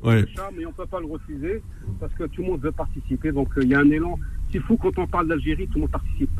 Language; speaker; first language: French; native; French